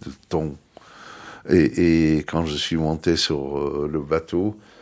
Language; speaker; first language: French; non-native, fluent; Arabic